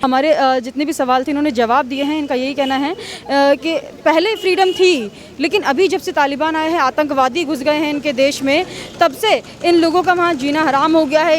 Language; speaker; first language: Hindi; native; Hindi